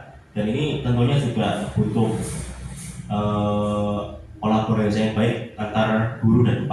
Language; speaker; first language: Indonesian; native; Indonesian